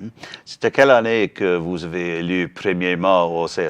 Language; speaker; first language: French; non-native, learner; English